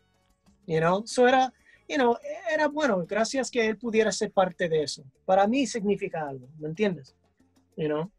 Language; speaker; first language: Spanish; early bilingual, heritage; English